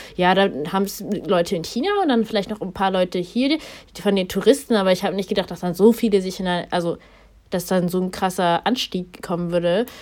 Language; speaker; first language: German; early bilingual, other home language; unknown